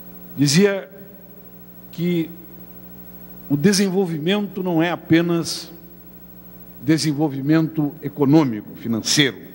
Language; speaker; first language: Portuguese; native; Portuguese